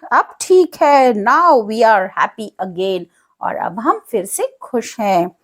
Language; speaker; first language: Hindi; native; Hindi